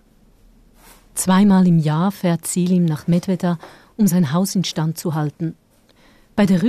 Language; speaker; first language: German; native; German